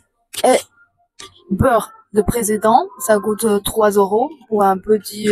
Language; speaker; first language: French; non-native, fluent; Chinese